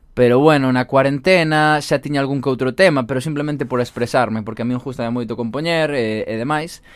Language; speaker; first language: Galician; non-native, local second language; Spanish